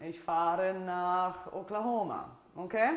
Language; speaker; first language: German; non-native, fluent; Italian